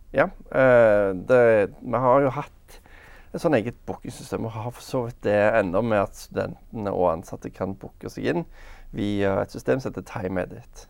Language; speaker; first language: Norwegian; native; Norwegian